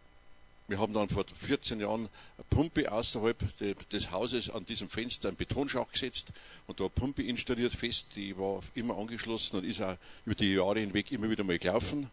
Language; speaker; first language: German; native; German